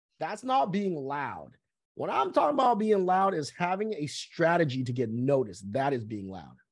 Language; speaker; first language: English; early bilingual, other home language; Vietnamese